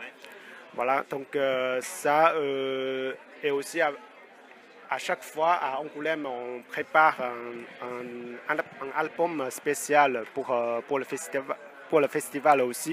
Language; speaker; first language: French; non-native, fluent; Chinese